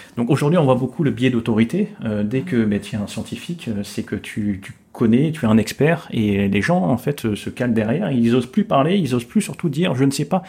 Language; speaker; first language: French; native; French